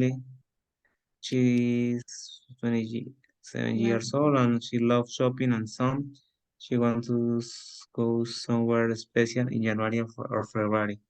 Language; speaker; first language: English; non-native, learner; Spanish